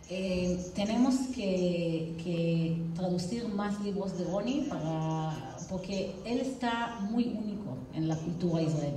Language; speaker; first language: Spanish; non-native, fluent; Hebrew